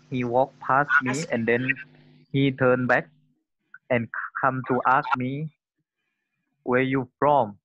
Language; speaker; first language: English; non-native, learner; Thai